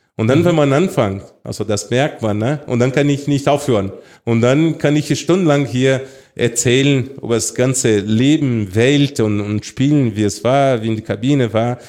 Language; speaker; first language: German; non-native, fluent; Portuguese